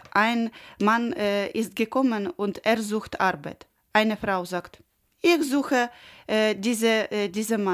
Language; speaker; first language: German; non-native, learner; Ukrainian